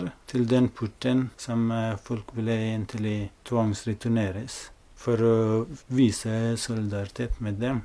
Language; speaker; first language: Norwegian; non-native, fluent; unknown